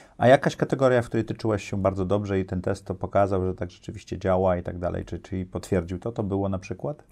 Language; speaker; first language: Polish; native; Polish